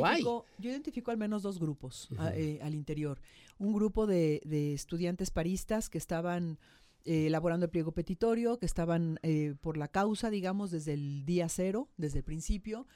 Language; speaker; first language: Spanish; native; Spanish